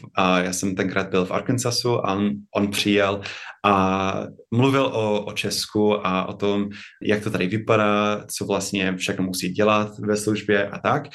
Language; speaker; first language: Czech; non-native, fluent; English